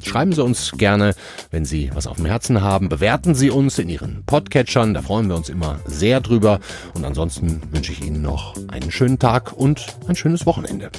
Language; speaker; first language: German; native; German